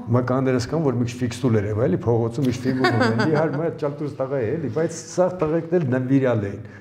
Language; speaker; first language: Armenian; early bilingual, other home language; Ukrainian